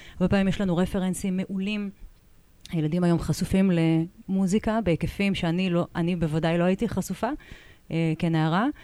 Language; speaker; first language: Hebrew; native; Hebrew